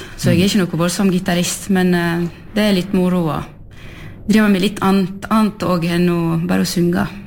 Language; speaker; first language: Norwegian; early bilingual, heritage; French